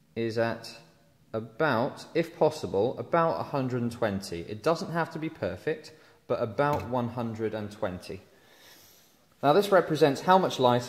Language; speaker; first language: English; native; English